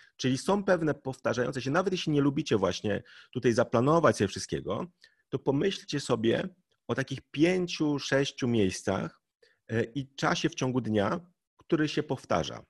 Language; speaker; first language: Polish; native; Polish